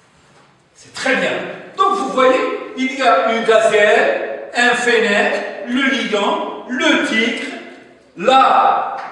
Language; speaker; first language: French; non-native, local second language; Arabic